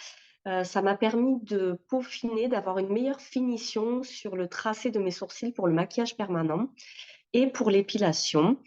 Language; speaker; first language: French; native; French